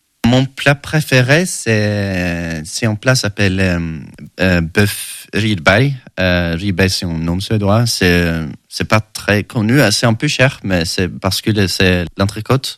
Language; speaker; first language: French; non-native, learner; Swedish